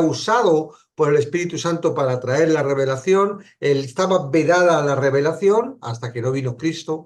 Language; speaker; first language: Spanish; native; Spanish